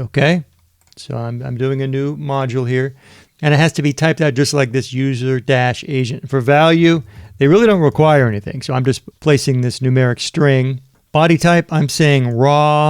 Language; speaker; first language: English; native; English